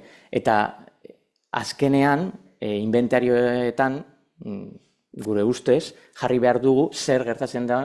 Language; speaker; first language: Basque; non-native, local second language; Spanish